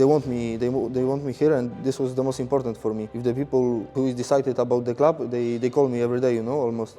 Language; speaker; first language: English; non-native, fluent; Polish